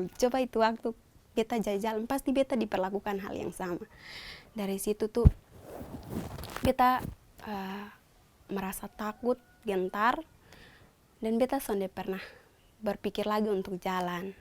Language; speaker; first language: Indonesian; non-native, local second language; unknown